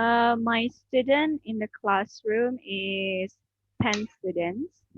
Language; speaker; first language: English; non-native, learner; Indonesian